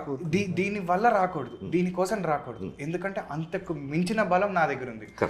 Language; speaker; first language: Telugu; native; Telugu